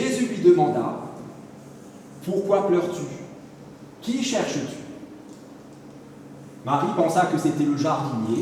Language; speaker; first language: French; native; French